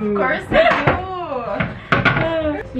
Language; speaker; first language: English; non-native, fluent; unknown